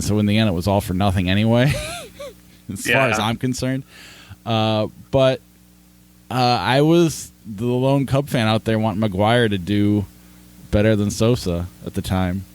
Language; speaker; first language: English; native; English